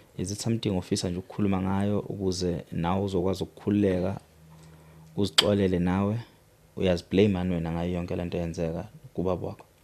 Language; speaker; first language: Zulu; native; Zulu